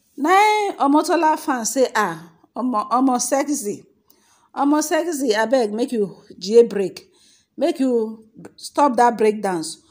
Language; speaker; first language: Nigerian Pidgin; non-native, local second language; Yoruba